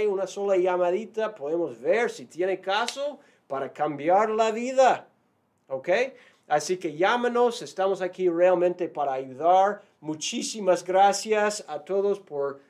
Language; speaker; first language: Spanish; non-native, fluent; English